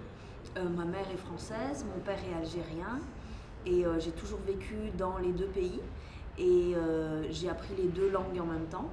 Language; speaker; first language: French; native; French